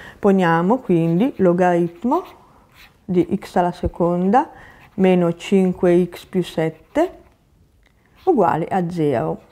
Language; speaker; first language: Italian; native; Italian